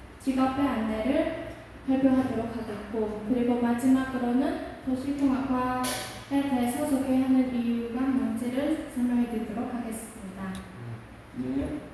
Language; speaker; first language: Korean; non-native, local second language; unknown